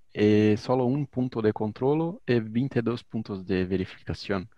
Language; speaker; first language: Spanish; non-native, learner; Portuguese